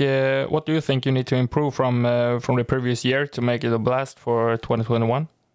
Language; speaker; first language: English; non-native, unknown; Swedish